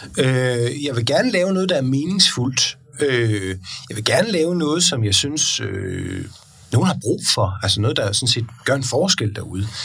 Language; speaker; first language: Danish; native; Danish